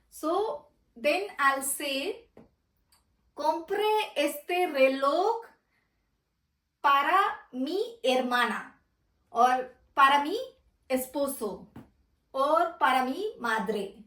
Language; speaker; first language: Spanish; non-native, fluent; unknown